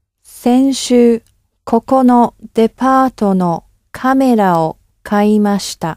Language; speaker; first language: Japanese; non-native, learner; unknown